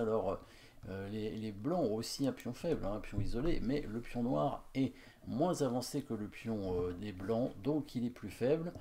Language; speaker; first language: French; native; French